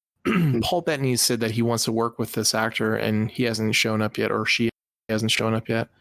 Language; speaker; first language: English; native; English